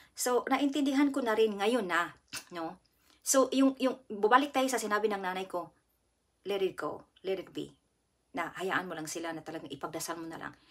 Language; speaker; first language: Filipino; non-native, local second language; Cebuano